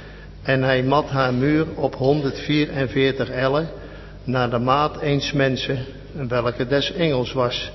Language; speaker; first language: Dutch; native; Dutch